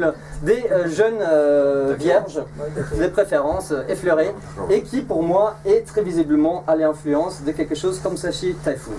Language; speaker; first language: French; native; French